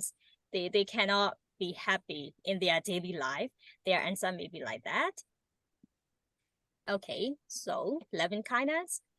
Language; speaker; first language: English; non-native, learner; Burmese